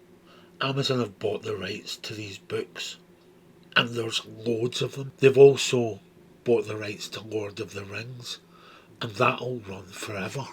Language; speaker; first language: English; native; English